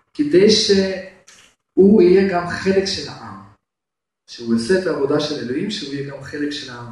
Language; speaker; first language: Hebrew; non-native, fluent; Russian